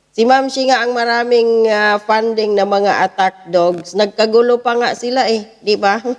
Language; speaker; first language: Filipino; native; Filipino